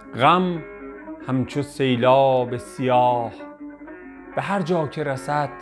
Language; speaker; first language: Persian; native; Persian